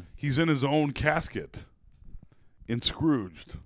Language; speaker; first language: English; native; English